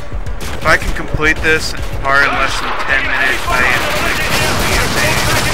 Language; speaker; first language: English; native; English